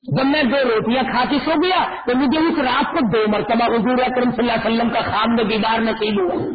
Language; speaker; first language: Urdu; native; Urdu